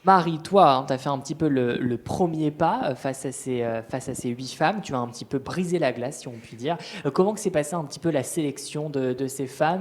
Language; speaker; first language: French; native; French